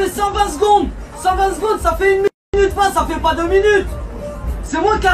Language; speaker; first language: French; native; French